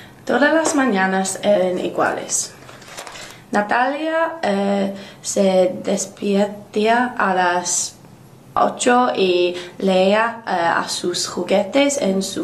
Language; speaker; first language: Spanish; non-native, learner; English